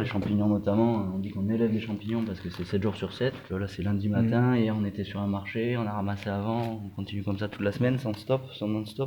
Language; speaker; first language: French; native; French